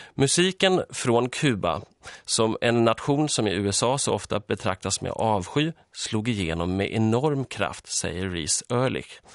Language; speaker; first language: Swedish; early bilingual, other home language; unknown